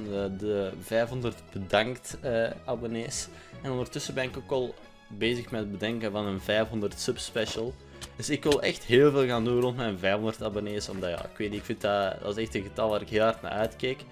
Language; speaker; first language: Dutch; native; Dutch